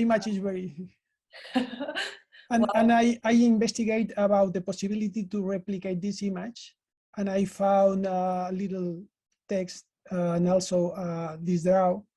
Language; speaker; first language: English; non-native, learner; Spanish